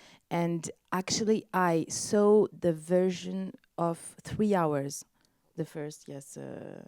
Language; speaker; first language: English; non-native, learner; French